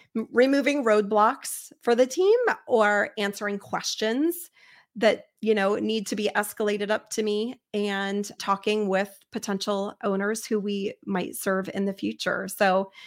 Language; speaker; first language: English; native; English